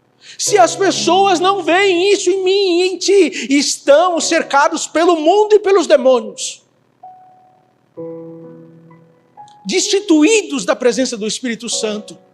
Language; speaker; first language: Portuguese; native; Portuguese